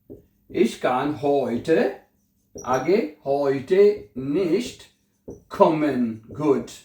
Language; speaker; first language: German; non-native, fluent; Urdu